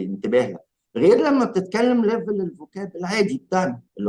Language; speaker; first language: Arabic; native; Arabic